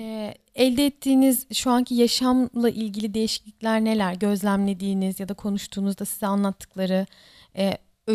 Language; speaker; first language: Turkish; native; Turkish